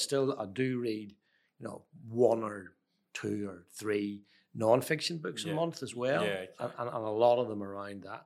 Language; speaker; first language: English; native; English